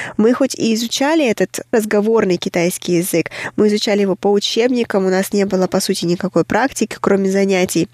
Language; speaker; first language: Russian; native; Russian